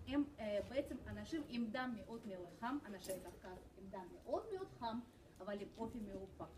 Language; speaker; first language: Hebrew; non-native, fluent; Russian